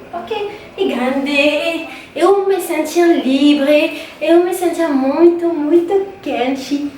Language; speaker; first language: Portuguese; non-native, learner; French